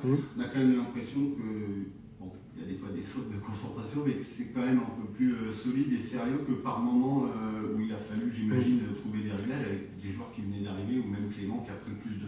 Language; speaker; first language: French; native; French